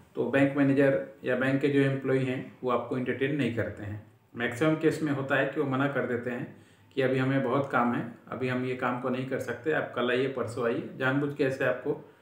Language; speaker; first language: Hindi; native; Hindi